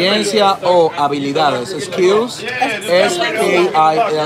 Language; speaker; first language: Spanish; native; Spanish